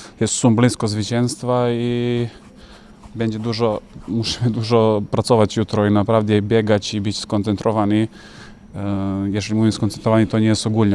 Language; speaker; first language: Polish; non-native, fluent; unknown